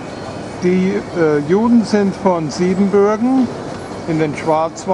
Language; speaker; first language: German; non-native, learner; English